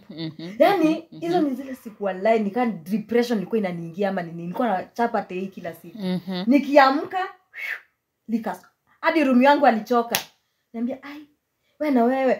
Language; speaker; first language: Swahili; native; Swahili